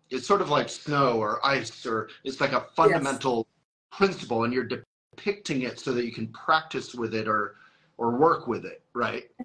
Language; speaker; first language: English; native; English